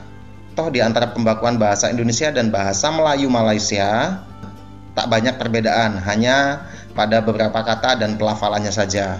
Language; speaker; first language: Indonesian; native; Indonesian